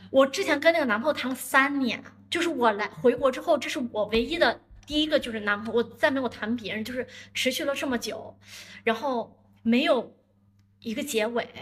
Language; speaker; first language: Chinese; native; Chinese